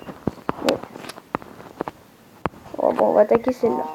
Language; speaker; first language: French; native; French